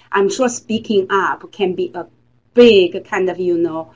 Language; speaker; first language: English; non-native, fluent; Chinese